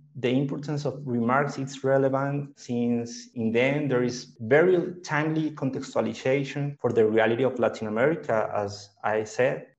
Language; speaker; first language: English; non-native, fluent; Spanish